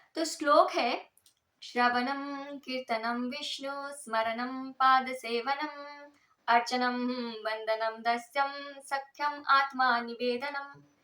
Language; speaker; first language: Hindi; non-native, local second language; Bangla